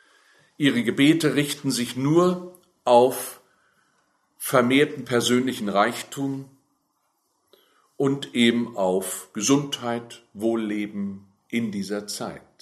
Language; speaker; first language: German; native; German